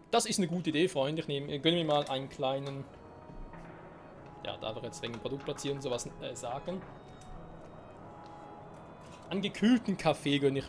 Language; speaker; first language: German; native; German